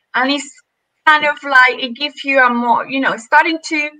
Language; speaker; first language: English; non-native, fluent; Spanish